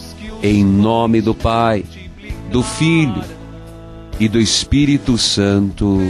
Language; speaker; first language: Portuguese; native; Portuguese